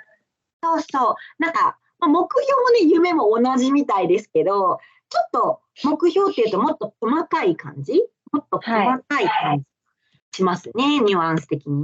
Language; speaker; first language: Japanese; native; Japanese